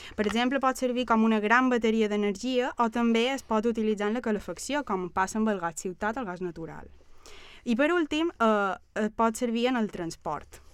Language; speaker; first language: Catalan; native; Catalan